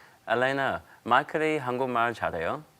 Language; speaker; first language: Korean; non-native, learner; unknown